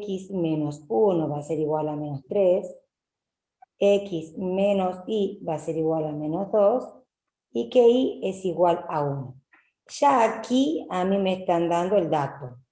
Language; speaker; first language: Spanish; native; Spanish